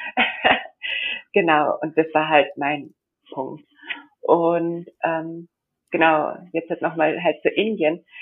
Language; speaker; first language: German; early bilingual, heritage; German